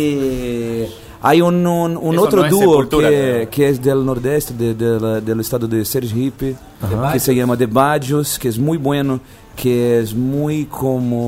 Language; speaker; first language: Spanish; non-native, fluent; Portuguese